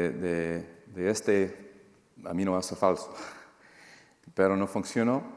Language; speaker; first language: Spanish; non-native, fluent; English